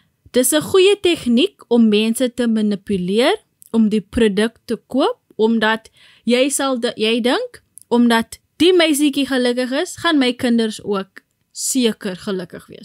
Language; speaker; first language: Afrikaans; non-native, local second language; English